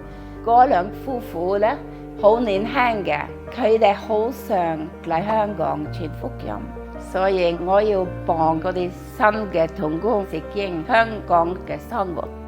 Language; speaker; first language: Cantonese; non-native, fluent; Norwegian